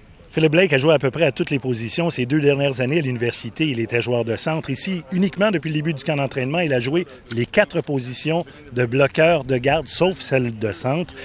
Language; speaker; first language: French; native; French